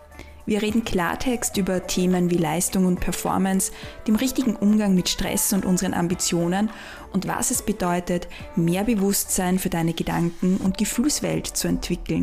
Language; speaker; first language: German; native; German